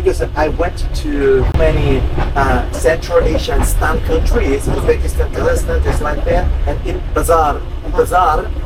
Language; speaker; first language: English; non-native, learner; Korean